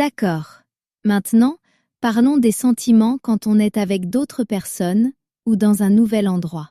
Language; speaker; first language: French; native; French